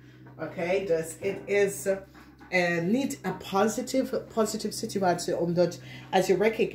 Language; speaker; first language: Dutch; non-native, learner; English